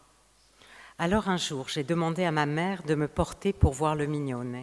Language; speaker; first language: French; native; French